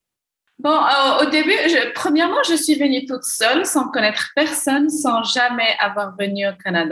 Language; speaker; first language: French; non-native, local second language; Arabic